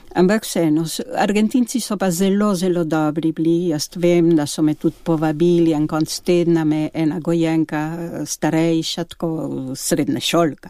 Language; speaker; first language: Slovenian; early bilingual, heritage; Slovenian